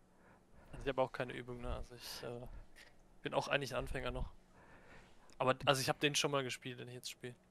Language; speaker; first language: German; native; German